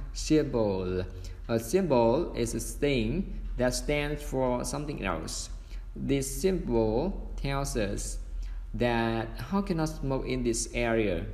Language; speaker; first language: English; non-native, fluent; Vietnamese